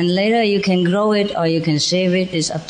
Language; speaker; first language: English; non-native, fluent; Vietnamese